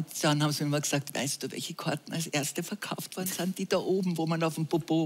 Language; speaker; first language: German; native; German